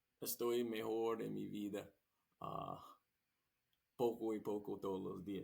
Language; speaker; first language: Spanish; non-native, learner; English